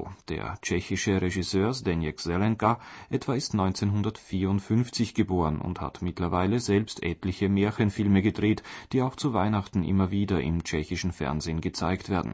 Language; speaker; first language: German; native; German